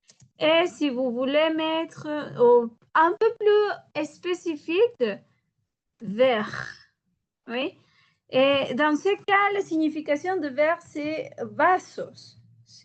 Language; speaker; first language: French; non-native, learner; Spanish